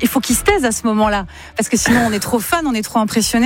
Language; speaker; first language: French; native; French